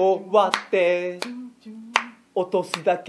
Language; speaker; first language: Japanese; native; Japanese